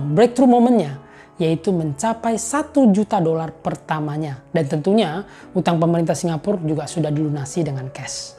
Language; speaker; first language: Indonesian; native; Indonesian